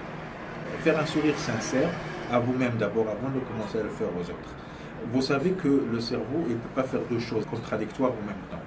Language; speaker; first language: French; non-native, local second language; Arabic